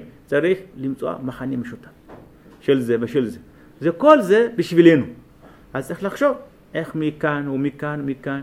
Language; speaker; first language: Hebrew; non-native, fluent; Amharic